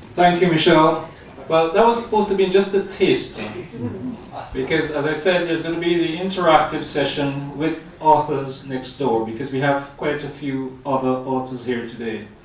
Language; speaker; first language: English; native; English